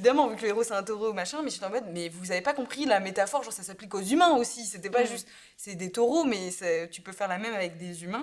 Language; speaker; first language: French; native; French